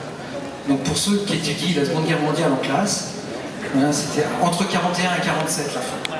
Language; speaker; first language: French; native; French